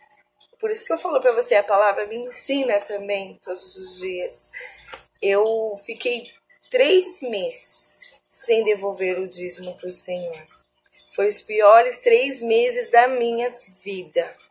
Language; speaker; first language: Portuguese; native; Portuguese